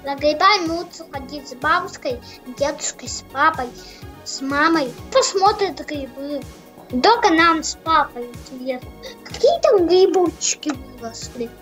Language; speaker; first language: Russian; native; Russian